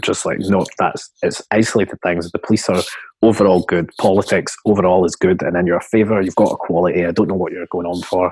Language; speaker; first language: English; native; English